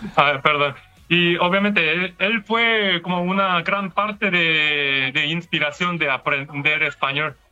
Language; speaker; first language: Spanish; non-native, fluent; Korean